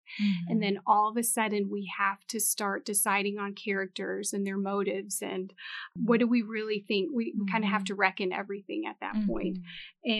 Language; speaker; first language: English; native; English